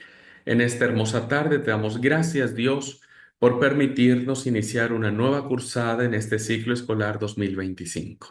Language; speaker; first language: Spanish; native; Spanish